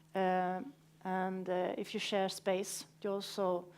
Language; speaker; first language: English; non-native, fluent; Swedish